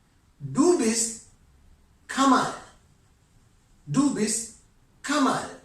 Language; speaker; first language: German; non-native, fluent; Sinhala